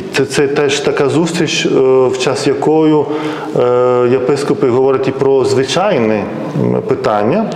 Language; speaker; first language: Ukrainian; non-native, fluent; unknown